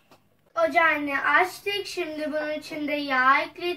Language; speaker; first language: Turkish; non-native, learner; Urdu